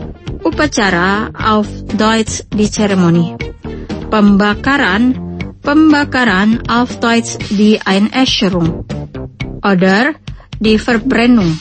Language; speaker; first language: German; non-native, fluent; Indonesian